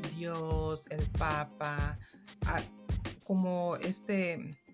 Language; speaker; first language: Spanish; non-native, fluent; English